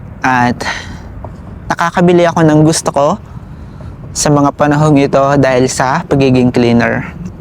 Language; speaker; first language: Filipino; native; Filipino